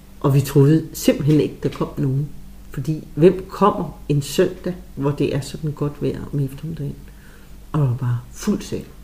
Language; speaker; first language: Danish; native; Danish